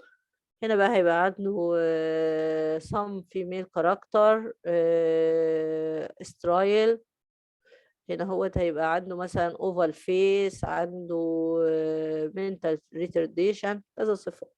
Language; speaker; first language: Arabic; native; Arabic